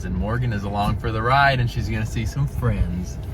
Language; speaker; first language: English; native; English